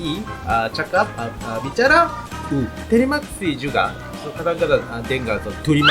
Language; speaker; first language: Indonesian; non-native, learner; Japanese